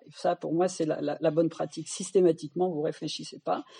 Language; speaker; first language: French; native; French